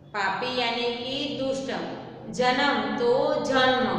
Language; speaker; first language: Hindi; non-native, local second language; Gujarati